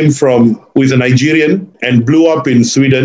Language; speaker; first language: English; non-native, local second language; Tamil